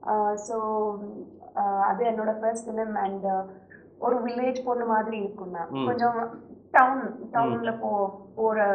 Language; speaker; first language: Tamil; non-native, learner; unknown